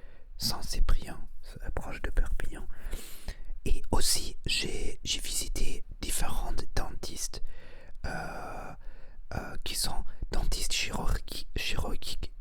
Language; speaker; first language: French; non-native, learner; Spanish